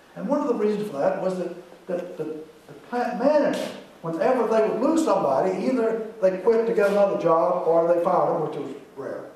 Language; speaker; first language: English; native; English